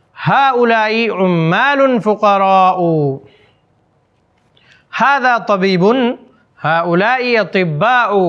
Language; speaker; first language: Arabic; non-native, fluent; Urdu